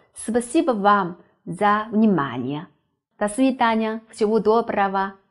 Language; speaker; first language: Russian; non-native, fluent; Chinese